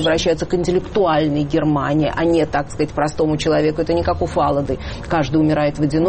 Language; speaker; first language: Russian; native; Russian